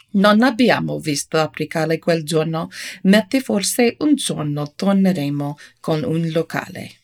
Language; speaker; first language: Italian; non-native, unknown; English